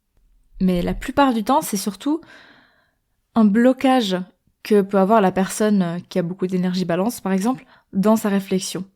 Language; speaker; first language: French; native; French